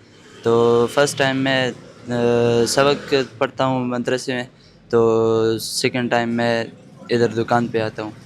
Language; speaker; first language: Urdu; non-native, local second language; Pashto